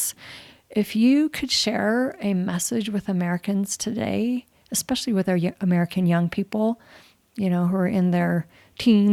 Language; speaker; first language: English; native; English